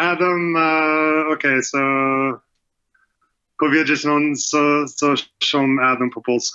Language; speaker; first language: Polish; non-native, learner; English